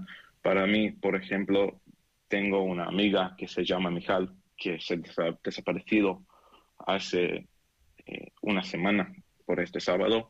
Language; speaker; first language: Spanish; non-native, learner; Hebrew